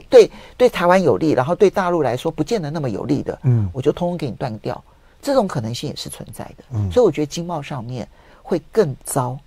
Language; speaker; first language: Chinese; native; Chinese